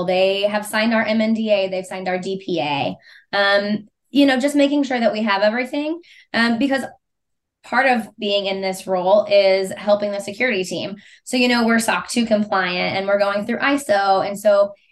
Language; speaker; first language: English; native; English